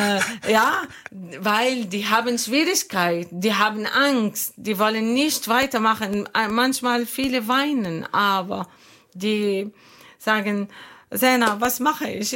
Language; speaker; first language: German; non-native, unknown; Arabic